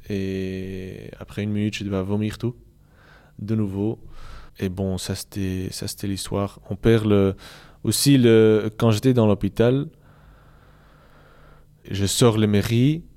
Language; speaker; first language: French; non-native, local second language; Dutch